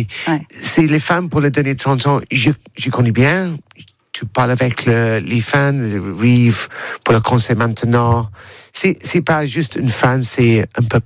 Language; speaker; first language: French; non-native, learner; English